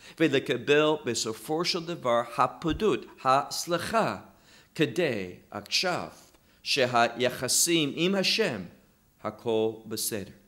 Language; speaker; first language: Hebrew; non-native, fluent; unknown